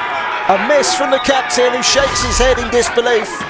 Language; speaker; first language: English; native; English